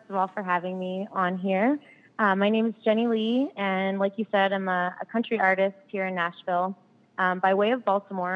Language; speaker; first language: English; native; English